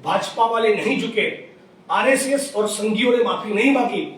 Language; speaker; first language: Hindi; non-native, local second language; Gujarati